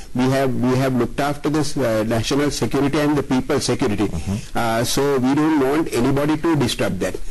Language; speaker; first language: English; non-native, local second language; Sinhala